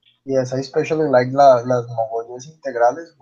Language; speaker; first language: English; non-native, learner; Spanish